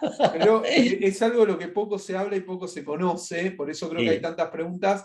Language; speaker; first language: Spanish; native; Spanish